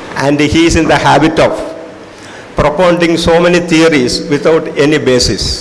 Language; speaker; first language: English; non-native, local second language; Malayalam